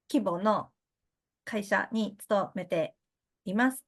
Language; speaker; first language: Japanese; early bilingual, other home language; Chinese